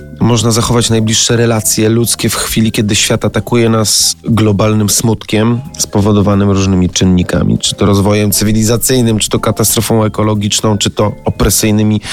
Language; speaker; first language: Polish; native; Polish